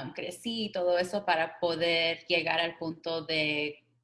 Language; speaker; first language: Spanish; early bilingual, other home language; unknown